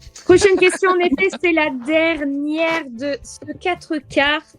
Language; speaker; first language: French; native; French